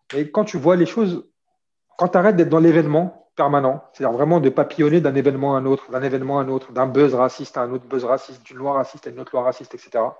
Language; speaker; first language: French; early bilingual, other home language; Arabic